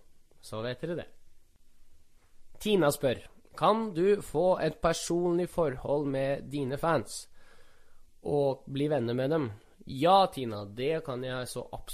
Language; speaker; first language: Norwegian; early bilingual, other home language; Russian